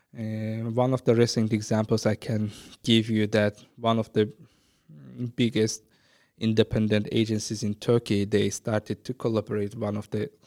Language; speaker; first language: English; non-native, fluent; Azerbaijani